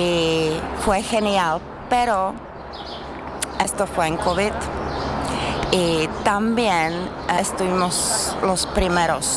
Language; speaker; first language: Spanish; non-native, learner; Czech